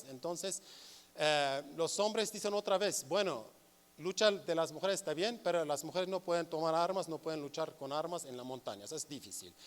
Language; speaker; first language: Spanish; non-native, learner; Kurdish